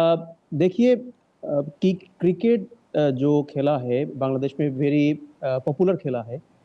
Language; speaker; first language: Hindi; non-native, learner; Bangla